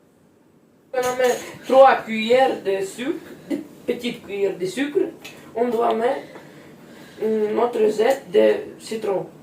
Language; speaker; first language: French; non-native, learner; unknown